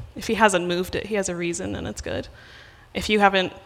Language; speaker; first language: English; native; English